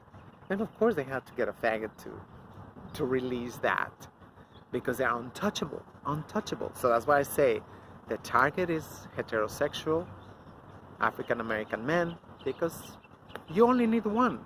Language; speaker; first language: English; non-native, fluent; Spanish